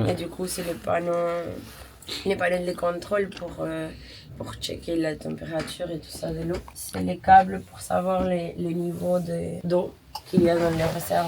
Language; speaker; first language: French; non-native, fluent; Spanish